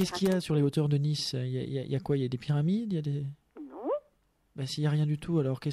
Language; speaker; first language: French; native; French